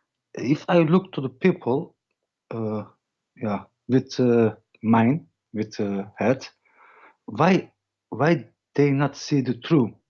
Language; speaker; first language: English; non-native, learner; Dutch